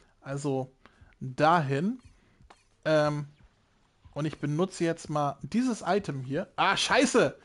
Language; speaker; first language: German; native; German